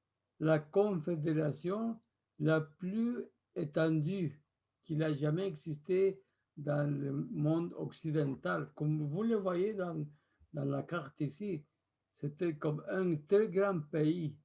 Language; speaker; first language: French; non-native, fluent; Spanish